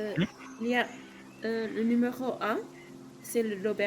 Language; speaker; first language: French; non-native, learner; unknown